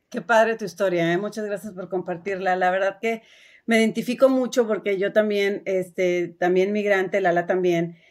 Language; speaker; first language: Spanish; native; Spanish